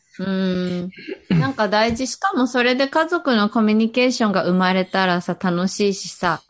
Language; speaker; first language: Japanese; native; Japanese